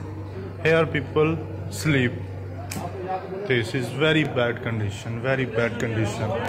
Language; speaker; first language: English; non-native, learner; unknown